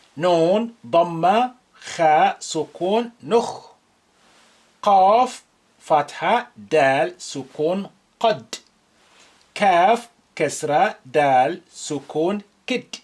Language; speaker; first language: Arabic; non-native, fluent; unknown